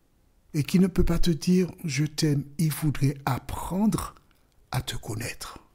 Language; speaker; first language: French; native; French